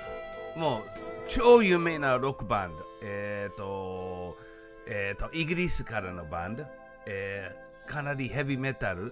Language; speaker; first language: Japanese; non-native, fluent; English